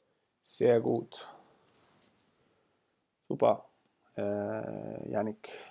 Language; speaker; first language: German; non-native, fluent; Spanish